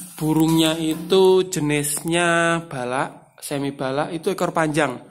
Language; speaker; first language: Indonesian; non-native, local second language; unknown